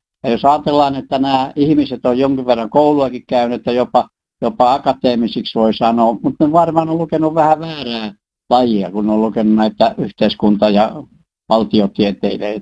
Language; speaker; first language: Finnish; native; Finnish